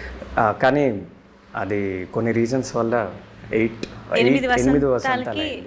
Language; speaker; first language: Telugu; native; Telugu